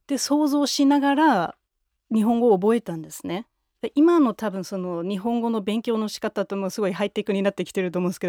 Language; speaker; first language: Japanese; non-native, fluent; German